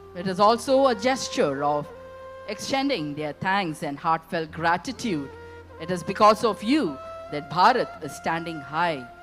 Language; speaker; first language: English; non-native, local second language; Tamil